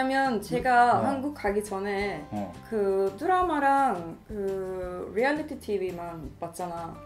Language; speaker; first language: Korean; non-native, fluent; Swedish